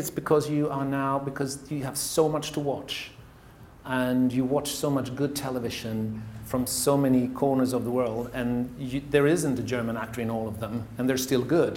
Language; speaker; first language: English; non-native, fluent; Danish